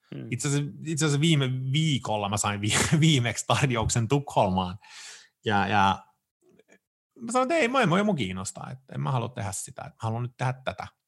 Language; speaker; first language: Finnish; early bilingual, heritage; Finnish